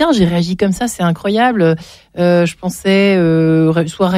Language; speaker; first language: French; native; French